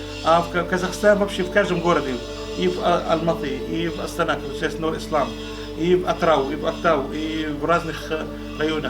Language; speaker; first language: Russian; non-native, fluent; Arabic